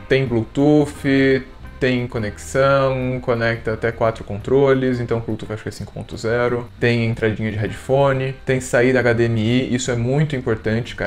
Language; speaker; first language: Portuguese; native; Portuguese